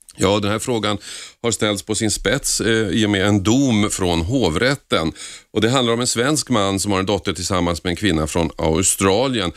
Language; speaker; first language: Swedish; native; Swedish